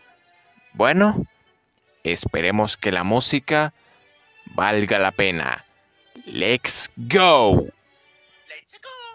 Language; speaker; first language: Spanish; native; Spanish